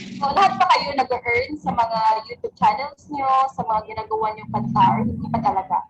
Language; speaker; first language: Filipino; non-native, local second language; Cebuano